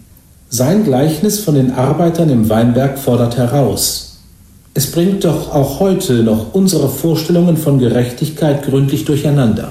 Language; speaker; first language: German; native; German